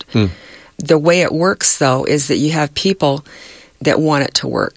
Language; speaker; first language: English; native; English